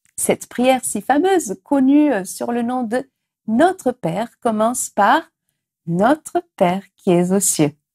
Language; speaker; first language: French; non-native, fluent; Portuguese